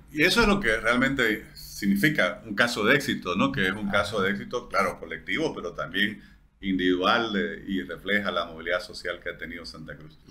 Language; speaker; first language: Spanish; native; Spanish